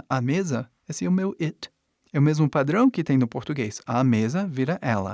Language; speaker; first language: Portuguese; non-native, fluent; English